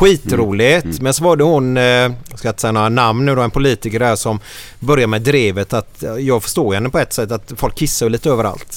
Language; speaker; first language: Swedish; native; Swedish